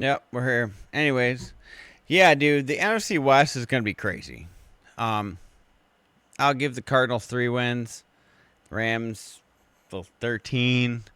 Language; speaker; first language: English; native; English